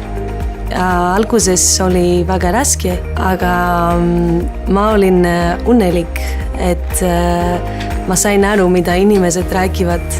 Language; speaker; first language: Estonian; non-native, learner; Greek